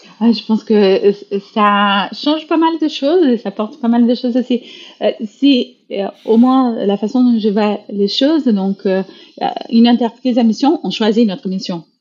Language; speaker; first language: French; non-native, fluent; Portuguese